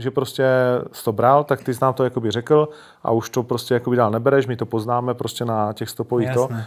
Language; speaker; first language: Czech; native; Czech